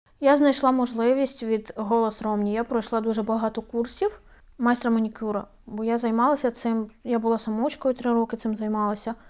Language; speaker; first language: Ukrainian; non-native, local second language; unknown